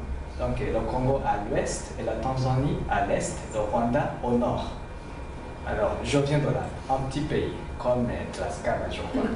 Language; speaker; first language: French; non-native, local second language; Rundi